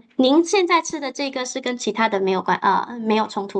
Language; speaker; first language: Chinese; native; Chinese